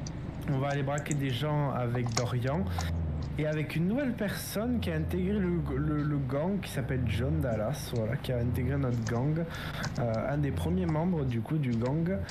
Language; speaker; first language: French; native; French